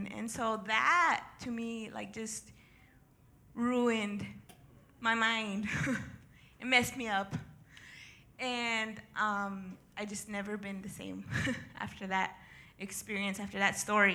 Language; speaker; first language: English; native; English